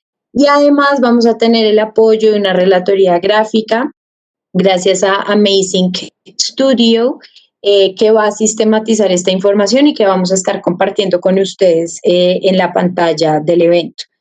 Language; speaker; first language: Spanish; native; Spanish